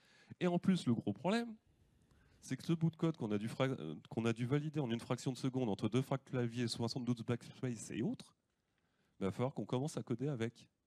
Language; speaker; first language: French; native; French